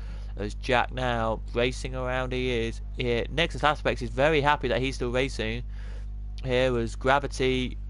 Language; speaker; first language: English; native; English